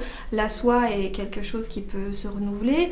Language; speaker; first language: French; native; French